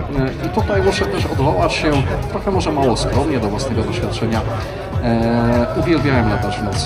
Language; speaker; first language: Polish; native; Polish